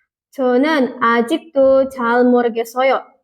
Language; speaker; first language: Korean; non-native, fluent; Indonesian